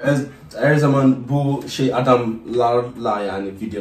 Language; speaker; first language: Turkish; non-native, learner; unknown